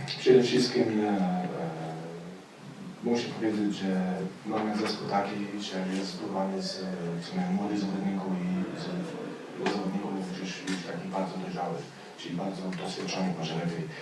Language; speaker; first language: Polish; non-native, fluent; Slovenian